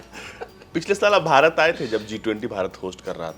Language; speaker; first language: Hindi; native; Hindi